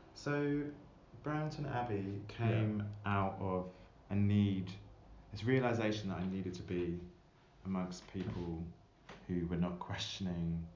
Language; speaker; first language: English; native; English